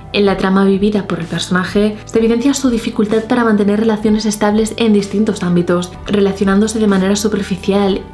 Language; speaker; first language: Spanish; native; Spanish